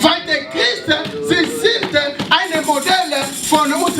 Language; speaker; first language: German; non-native, learner; French